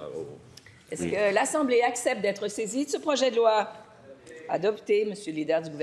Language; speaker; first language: French; native; French